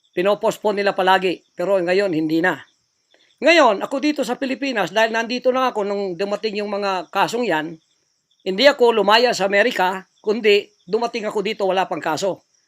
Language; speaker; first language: Filipino; non-native, local second language; Cebuano